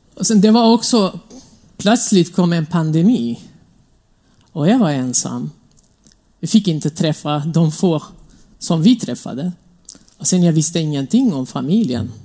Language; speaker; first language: Swedish; non-native, fluent; Kurdish